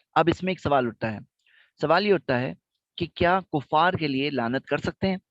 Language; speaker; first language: Urdu; non-native, local second language; Gujarati